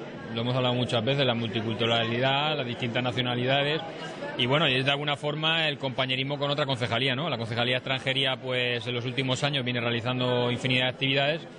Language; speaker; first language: Spanish; native; Spanish